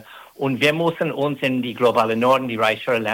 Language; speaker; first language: German; non-native, fluent; English